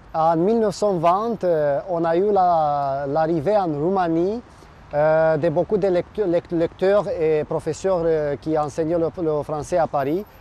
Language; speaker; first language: French; non-native, fluent; Romanian